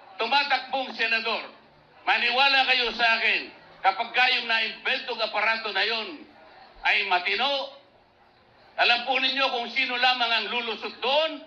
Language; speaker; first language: Filipino; native; Filipino